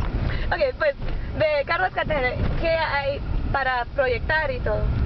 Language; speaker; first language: Spanish; non-native, learner; English